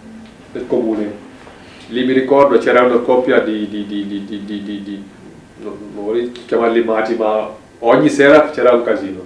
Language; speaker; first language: Italian; non-native, fluent; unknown